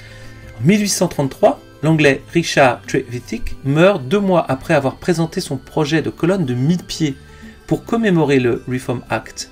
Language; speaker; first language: French; native; French